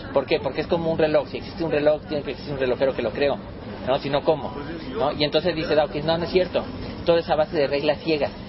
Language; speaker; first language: Spanish; native; Spanish